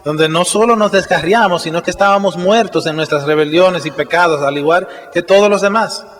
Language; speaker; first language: Spanish; native; Spanish